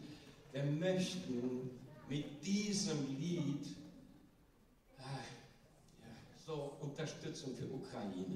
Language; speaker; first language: German; non-native, learner; Georgian